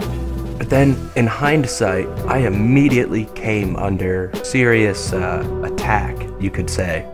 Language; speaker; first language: English; native; English